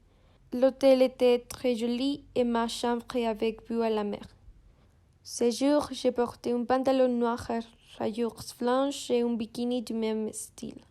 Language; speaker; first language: French; non-native, learner; Spanish